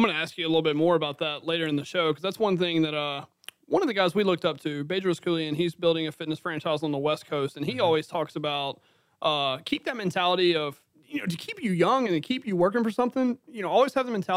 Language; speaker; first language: English; native; English